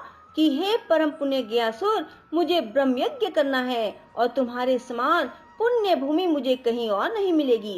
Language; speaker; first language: Hindi; native; Hindi